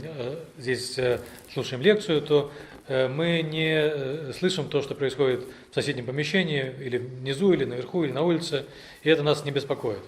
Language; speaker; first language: Russian; native; Russian